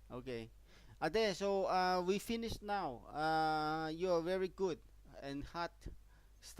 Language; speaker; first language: English; non-native, local second language; Cantonese